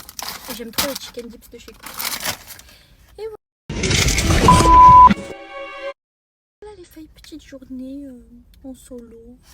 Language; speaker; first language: French; native; French